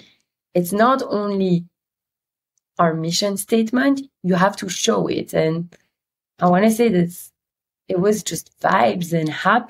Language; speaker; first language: English; non-native, fluent; Dutch